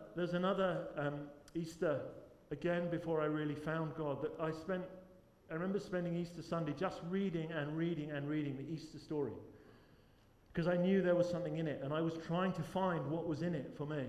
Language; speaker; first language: English; native; English